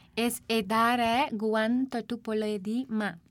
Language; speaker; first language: Spanish; non-native, fluent; Sinhala